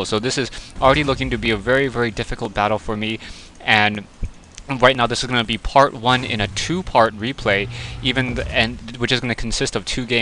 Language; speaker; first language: English; native; English